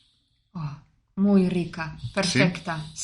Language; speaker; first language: Spanish; non-native, fluent; German